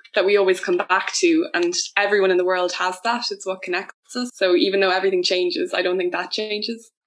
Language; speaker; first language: English; native; English